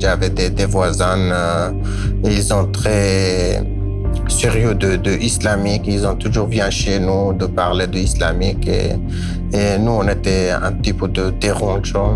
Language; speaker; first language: French; non-native, learner; Kurdish